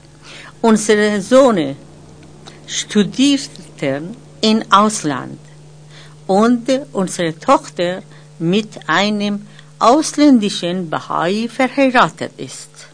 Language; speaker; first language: German; non-native, fluent; Persian